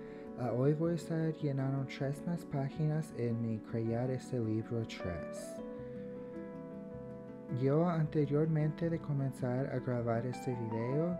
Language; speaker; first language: Spanish; early bilingual, heritage; English